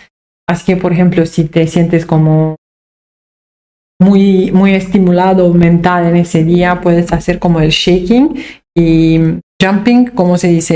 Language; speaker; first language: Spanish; non-native, fluent; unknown